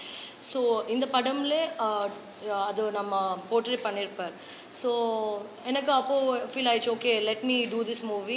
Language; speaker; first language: Tamil; non-native, learner; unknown